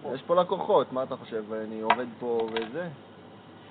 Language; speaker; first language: Hebrew; native; Hebrew